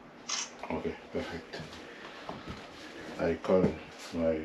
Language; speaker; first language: English; non-native, learner; French